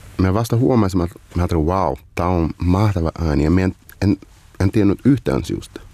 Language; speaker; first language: Finnish; non-native, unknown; Portuguese